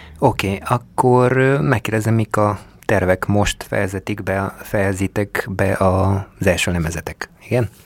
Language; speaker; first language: Hungarian; native; Hungarian